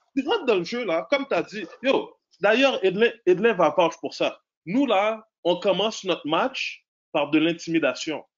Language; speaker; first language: French; native; French